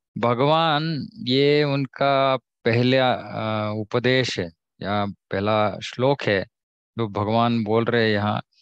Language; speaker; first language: Hindi; non-native, local second language; Kannada